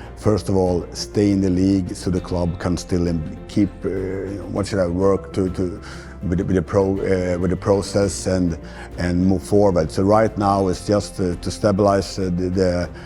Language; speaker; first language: English; non-native, fluent; Swedish